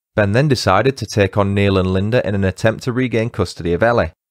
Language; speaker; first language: English; native; English